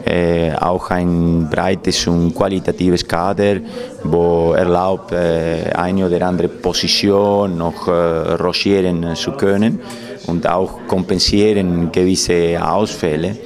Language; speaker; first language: German; non-native, fluent; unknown